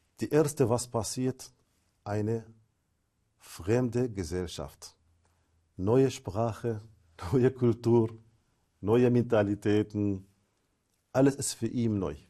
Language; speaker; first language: German; non-native, fluent; Arabic